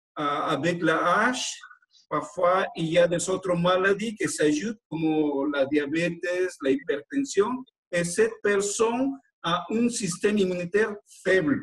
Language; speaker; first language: French; non-native, fluent; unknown